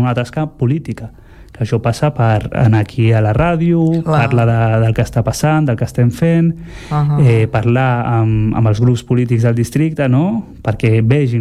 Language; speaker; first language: Catalan; non-native, fluent; Berber languages